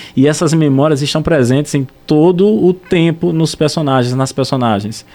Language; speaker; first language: Portuguese; native; Portuguese